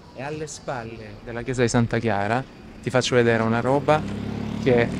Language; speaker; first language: Italian; native; Italian